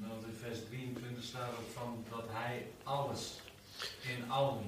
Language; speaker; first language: Dutch; native; Dutch